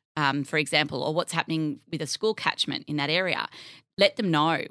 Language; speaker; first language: English; native; English